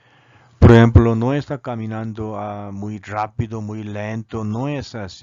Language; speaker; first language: Spanish; non-native, learner; Korean